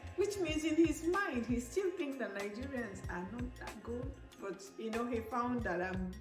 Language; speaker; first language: English; non-native, local second language; Igbo